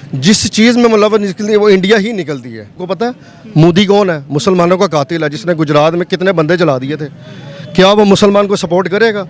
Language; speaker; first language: Urdu; non-native, local second language; Punjabi